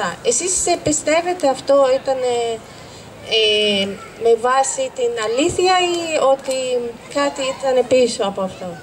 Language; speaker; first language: Greek; non-native, fluent; Arabic